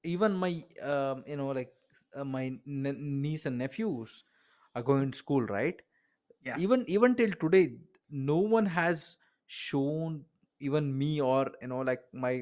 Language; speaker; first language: English; non-native, local second language; Kannada